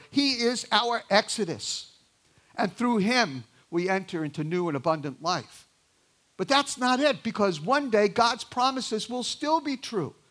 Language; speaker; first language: English; native; English